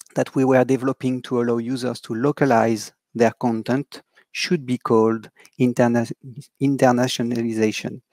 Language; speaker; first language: English; non-native, fluent; French